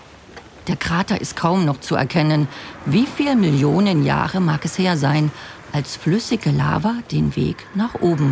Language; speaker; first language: German; native; German